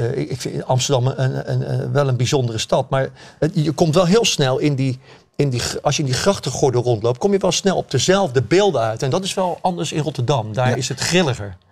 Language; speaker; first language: Dutch; native; Dutch